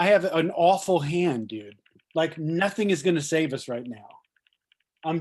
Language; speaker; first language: English; native; English